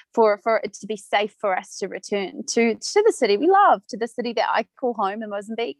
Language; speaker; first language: English; native; English